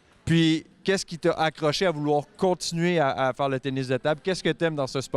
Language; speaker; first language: French; native; French